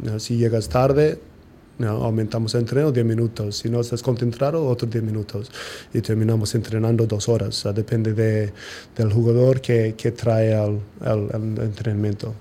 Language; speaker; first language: Spanish; non-native, fluent; English